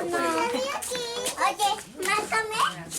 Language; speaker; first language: Spanish; native; Spanish